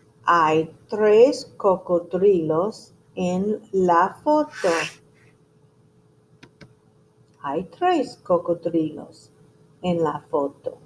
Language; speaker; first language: Spanish; non-native, fluent; English